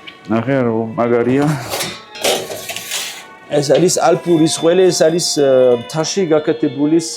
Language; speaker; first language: Georgian; non-native, learner; French